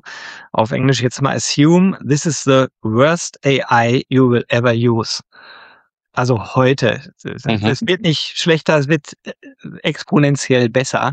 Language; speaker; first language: German; native; German